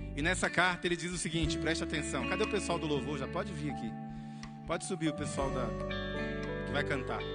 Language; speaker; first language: Portuguese; native; Portuguese